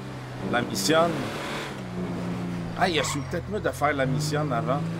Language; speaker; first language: French; native; French